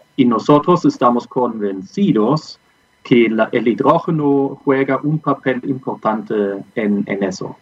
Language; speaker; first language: Spanish; non-native, fluent; German